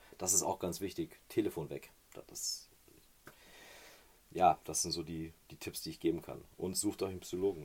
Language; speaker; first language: German; native; German